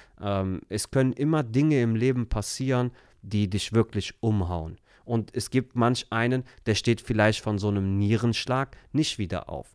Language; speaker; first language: German; early bilingual, other home language; Turkish